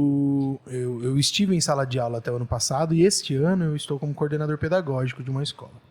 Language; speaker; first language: Portuguese; native; Portuguese